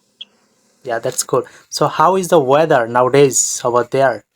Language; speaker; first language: English; non-native, fluent; Bangla